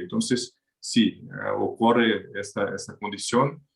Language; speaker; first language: Spanish; non-native, learner; Portuguese